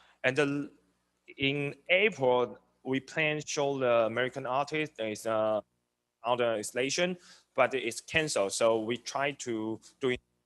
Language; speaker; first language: English; non-native, learner; Chinese